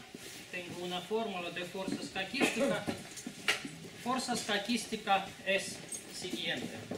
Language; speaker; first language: Italian; non-native, learner; Spanish